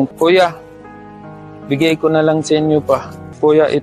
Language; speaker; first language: Filipino; non-native, learner; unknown